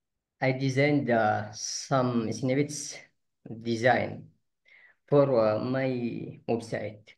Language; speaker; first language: English; non-native, learner; Arabic